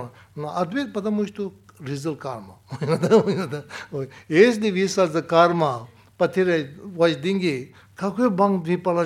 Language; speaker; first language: Russian; non-native, learner; Tibetan